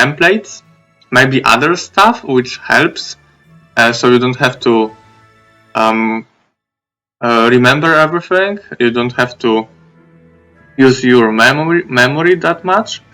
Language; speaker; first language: English; non-native, fluent; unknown